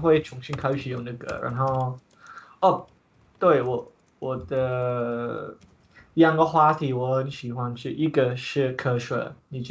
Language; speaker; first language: Chinese; non-native, learner; English